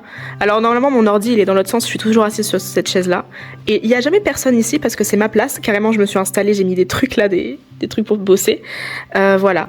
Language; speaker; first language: French; native; French